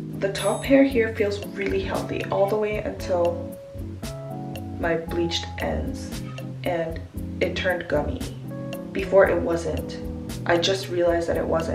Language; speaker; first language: English; early bilingual, other home language; Korean